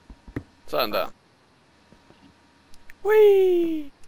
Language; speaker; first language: Danish; native; Danish